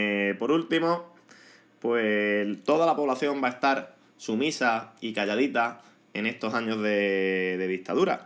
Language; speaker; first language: Spanish; native; Spanish